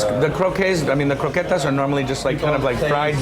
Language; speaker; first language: English; native; English